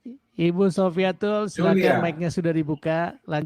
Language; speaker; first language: Indonesian; native; Indonesian